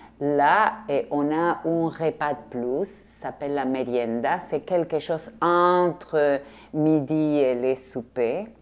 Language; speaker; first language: French; non-native, fluent; Spanish